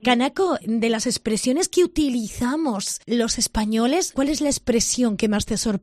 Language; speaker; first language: Spanish; native; Spanish